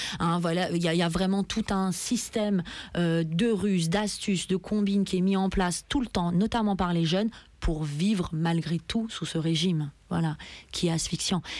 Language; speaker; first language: French; early bilingual, other home language; Persian